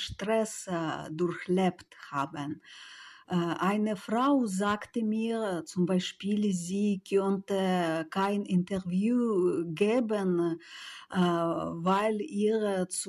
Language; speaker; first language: German; non-native, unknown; Ukrainian